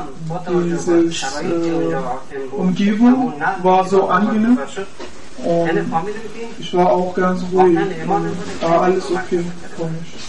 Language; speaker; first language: German; non-native, learner; Persian